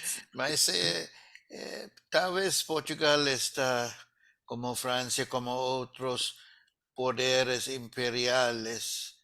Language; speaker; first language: Portuguese; non-native, fluent; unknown